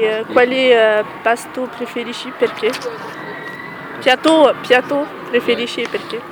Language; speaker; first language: Italian; non-native, learner; French